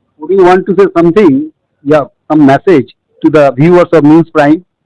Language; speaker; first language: English; non-native, local second language; Bangla